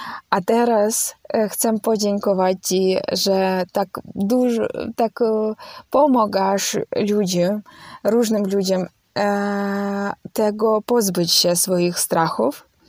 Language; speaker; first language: Polish; non-native, learner; Ukrainian